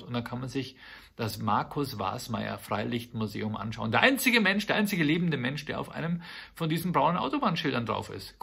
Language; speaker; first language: German; native; German